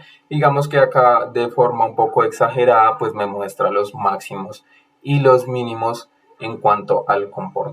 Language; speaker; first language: Spanish; native; Spanish